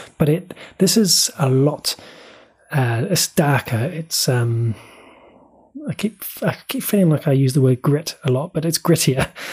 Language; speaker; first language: English; native; English